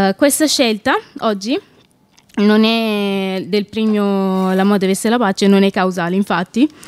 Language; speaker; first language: Italian; non-native, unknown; Wolof